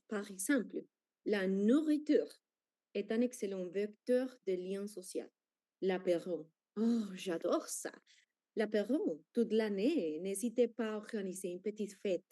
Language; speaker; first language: French; non-native, fluent; Spanish